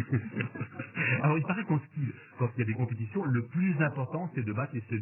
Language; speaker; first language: French; native; French